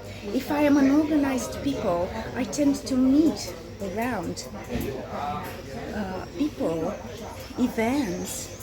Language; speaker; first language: English; non-native, fluent; Italian